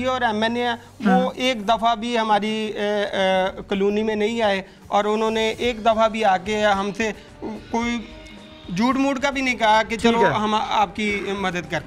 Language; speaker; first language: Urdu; non-native, local second language; Punjabi